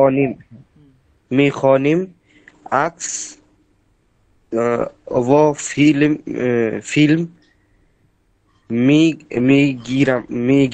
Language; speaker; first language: Persian; non-native, learner; Bangla